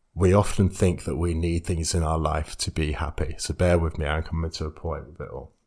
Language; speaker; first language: English; native; English